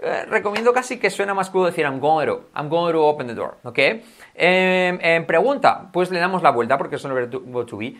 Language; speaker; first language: Spanish; native; Spanish